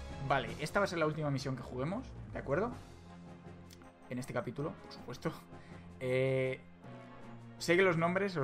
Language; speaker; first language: Spanish; native; Spanish